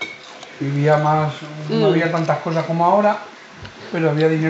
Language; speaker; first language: Spanish; native; Spanish